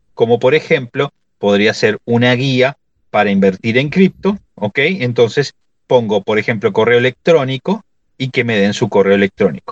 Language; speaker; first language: Spanish; native; Spanish